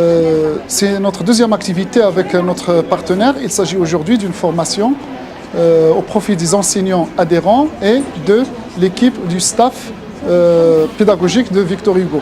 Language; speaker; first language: French; non-native, local second language; Arabic